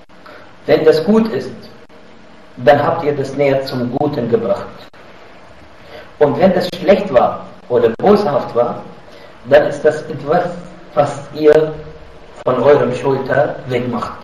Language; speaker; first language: German; non-native, fluent; Arabic